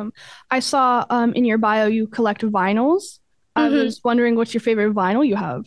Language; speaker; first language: English; native; English